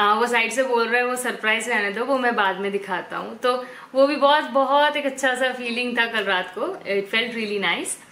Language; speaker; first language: Hindi; non-native, local second language; Bangla